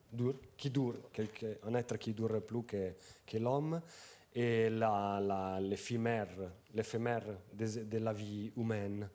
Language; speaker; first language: French; non-native, fluent; Italian